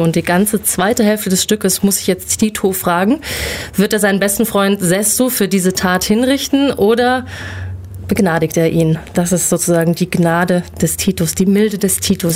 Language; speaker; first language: German; native; German